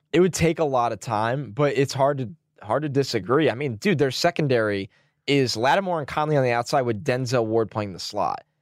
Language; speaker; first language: English; native; English